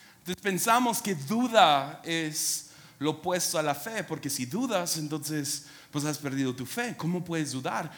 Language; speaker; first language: Spanish; non-native, fluent; English